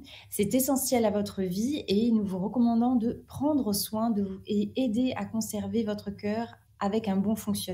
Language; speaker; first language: French; native; French